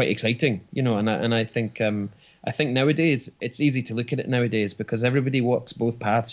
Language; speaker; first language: English; native; English